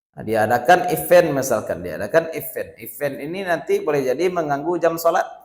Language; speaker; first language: Malay; non-native, local second language; Minangkabau